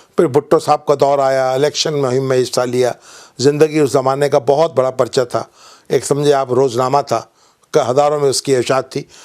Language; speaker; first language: Urdu; non-native, local second language; Punjabi